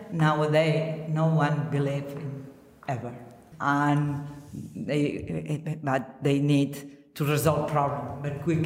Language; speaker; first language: English; non-native, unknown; Catalan